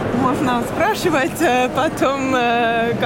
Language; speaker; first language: Russian; non-native, learner; Estonian